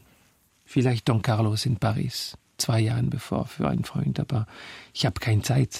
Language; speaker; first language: German; non-native, learner; French